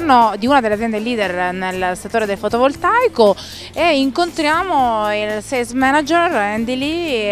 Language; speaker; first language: Italian; native; Italian